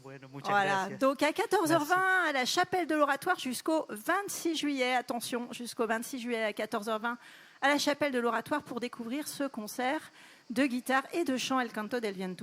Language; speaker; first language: French; native; French